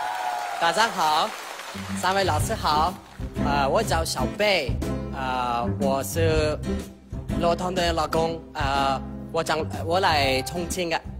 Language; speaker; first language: Chinese; non-native, learner; Persian